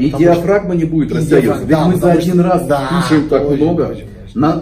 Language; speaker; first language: Russian; native; Russian